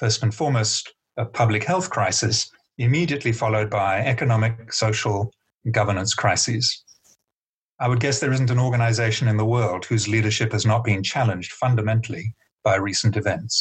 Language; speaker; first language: English; native; English